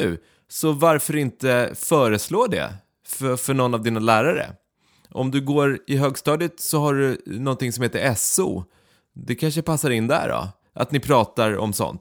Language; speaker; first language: Swedish; native; Swedish